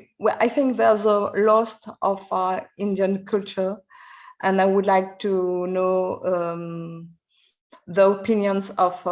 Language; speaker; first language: English; non-native, learner; French